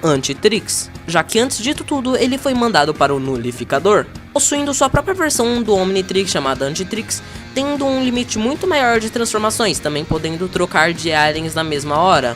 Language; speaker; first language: Portuguese; native; Portuguese